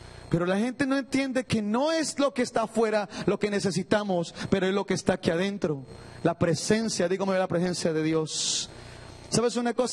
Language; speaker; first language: Spanish; native; Spanish